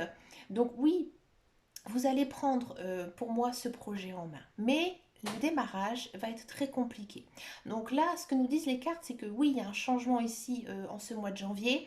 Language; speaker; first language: French; native; French